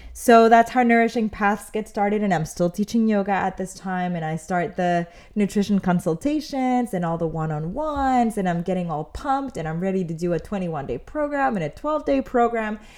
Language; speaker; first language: English; early bilingual, other home language; Spanish